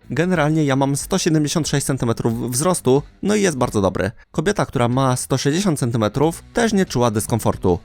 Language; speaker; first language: Polish; native; Polish